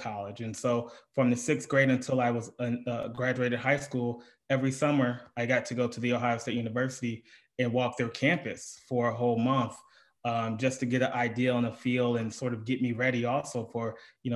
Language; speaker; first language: English; native; English